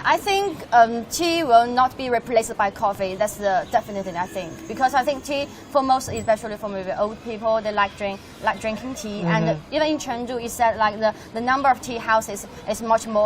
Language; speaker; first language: English; non-native, fluent; Chinese